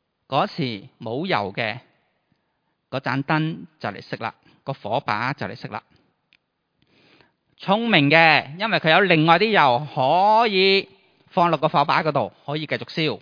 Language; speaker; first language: Chinese; native; Chinese